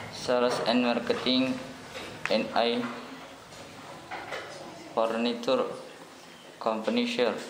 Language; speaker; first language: English; non-native, learner; Indonesian